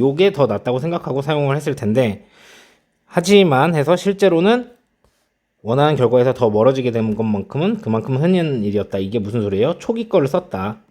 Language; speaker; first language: Korean; native; Korean